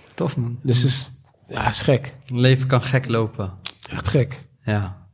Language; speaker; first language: Dutch; native; Dutch